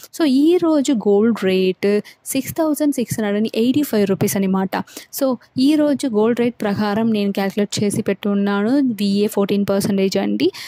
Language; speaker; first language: Telugu; non-native, local second language; Tamil